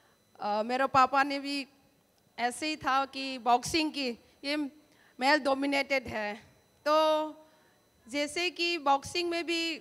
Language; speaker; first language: Hindi; non-native, local second language; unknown